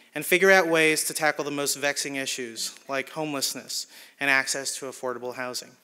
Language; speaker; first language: English; early bilingual, other home language; Spanish